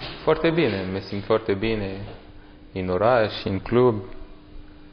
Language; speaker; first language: Romanian; non-native, learner; French